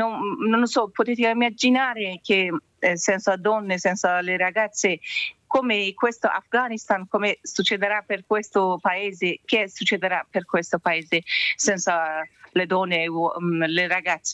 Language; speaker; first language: Italian; non-native, learner; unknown